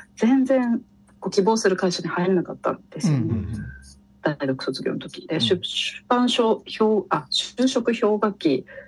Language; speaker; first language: Japanese; native; Japanese